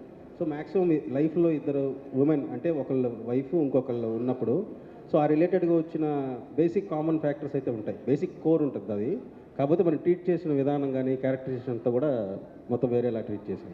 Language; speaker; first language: Telugu; native; Telugu